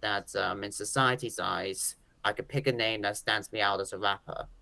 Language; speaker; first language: English; native; English